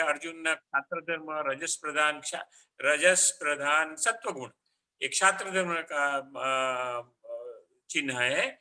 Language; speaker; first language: Hindi; non-native, local second language; Gujarati